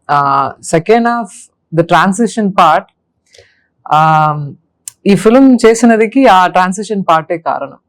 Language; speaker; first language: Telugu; non-native, learner; Tamil